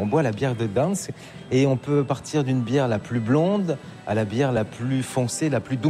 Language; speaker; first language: French; native; French